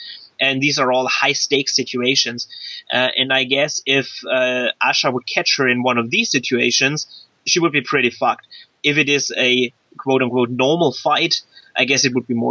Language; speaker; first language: English; non-native, fluent; German